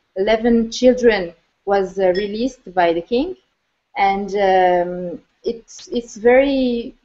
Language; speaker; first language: English; non-native, fluent; Arabic